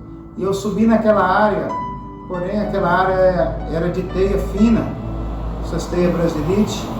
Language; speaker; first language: Portuguese; native; Portuguese